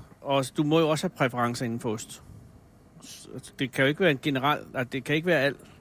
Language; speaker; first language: Danish; native; Danish